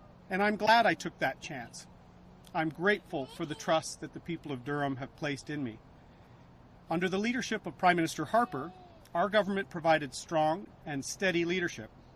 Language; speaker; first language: English; native; English